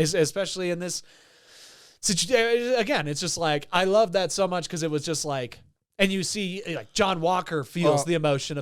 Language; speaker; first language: English; native; English